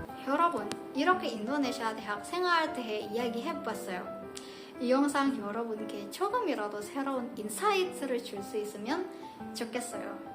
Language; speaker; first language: Korean; non-native, fluent; Indonesian